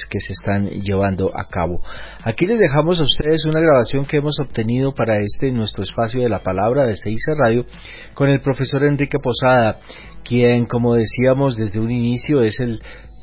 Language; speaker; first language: Spanish; native; Spanish